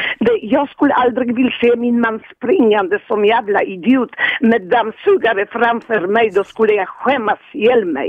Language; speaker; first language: Swedish; non-native, fluent; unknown